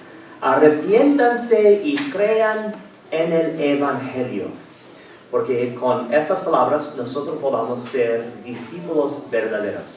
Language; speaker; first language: Spanish; non-native, fluent; English